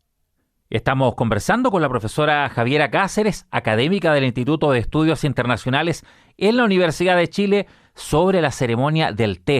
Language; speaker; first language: Spanish; native; Spanish